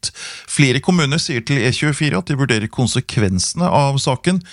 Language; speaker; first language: Norwegian; native; Norwegian